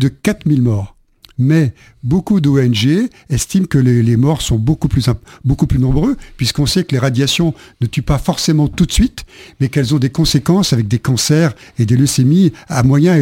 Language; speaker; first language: French; native; French